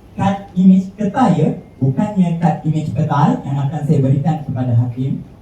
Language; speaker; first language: Malay; native; Malay